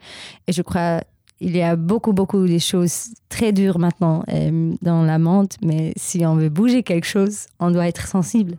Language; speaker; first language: French; non-native, learner; German